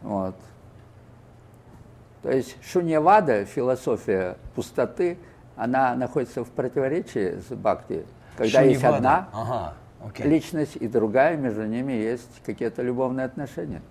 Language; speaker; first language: Russian; native; Russian